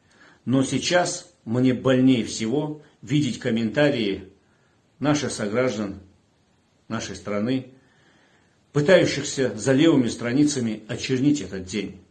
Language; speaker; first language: Russian; non-native, local second language; Chechen